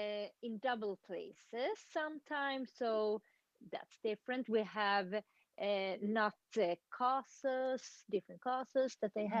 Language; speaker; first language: English; non-native, fluent; Swedish